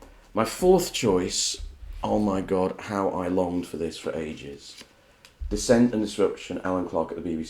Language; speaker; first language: English; native; English